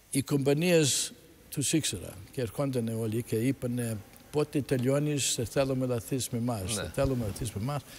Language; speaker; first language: Greek; early bilingual, heritage; Greek